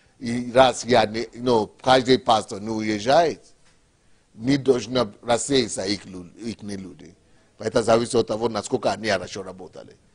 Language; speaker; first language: Russian; non-native, fluent; Yoruba